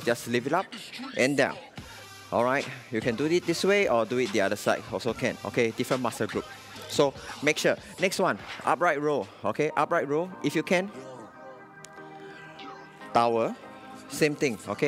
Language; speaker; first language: English; non-native, local second language; Chinese